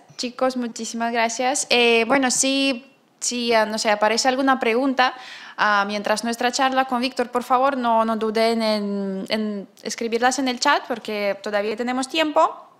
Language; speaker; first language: Spanish; non-native, fluent; Russian